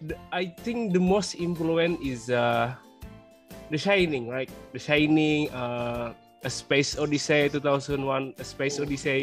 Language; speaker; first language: English; non-native, learner; Indonesian